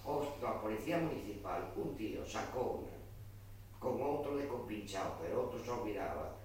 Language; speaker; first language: Spanish; non-native, local second language; Galician